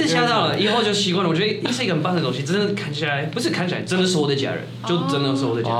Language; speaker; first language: Chinese; non-native, fluent; French